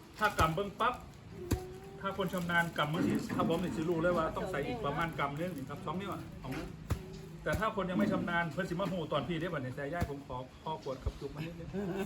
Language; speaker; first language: Thai; native; Thai